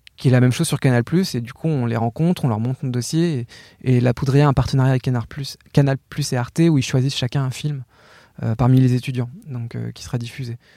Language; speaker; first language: French; native; French